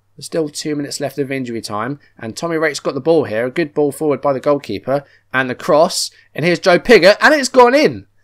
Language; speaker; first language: English; native; English